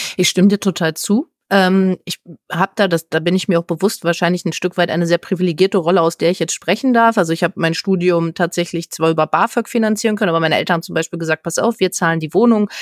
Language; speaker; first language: German; native; German